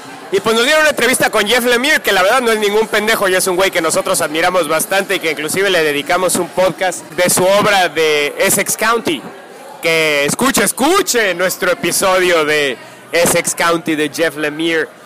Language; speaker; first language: Spanish; native; Spanish